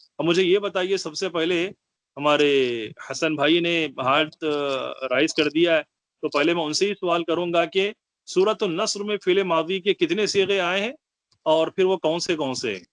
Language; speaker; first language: Urdu; native; Urdu